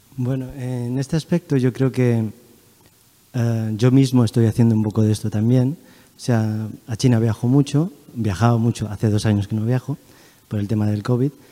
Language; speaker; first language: Spanish; early bilingual, other home language; Chinese